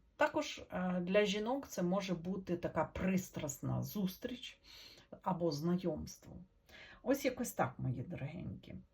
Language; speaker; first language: Ukrainian; non-native, local second language; Russian